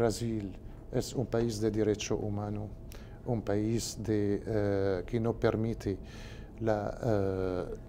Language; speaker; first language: Spanish; non-native, learner; Arabic